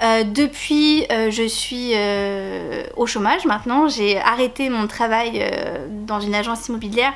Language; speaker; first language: French; native; French